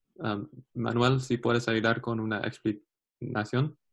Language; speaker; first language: Spanish; non-native, learner; English